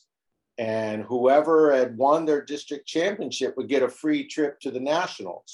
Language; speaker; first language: English; native; English